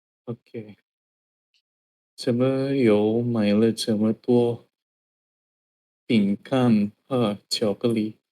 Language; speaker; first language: Chinese; non-native, learner; Indonesian